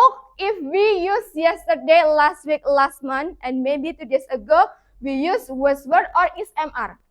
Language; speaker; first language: English; non-native, fluent; Indonesian